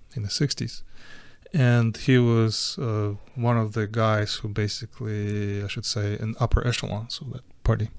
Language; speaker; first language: English; non-native, fluent; Ukrainian